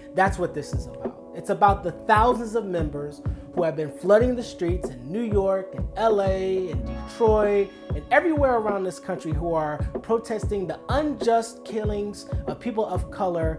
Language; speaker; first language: English; native; English